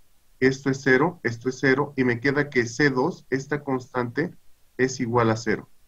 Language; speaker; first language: Spanish; native; Spanish